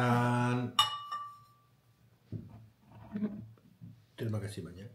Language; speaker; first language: Indonesian; non-native, learner; French